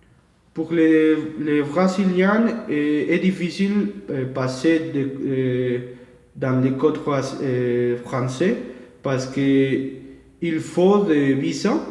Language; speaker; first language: French; non-native, learner; Portuguese